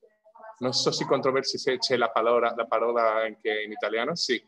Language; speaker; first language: Italian; non-native, fluent; Spanish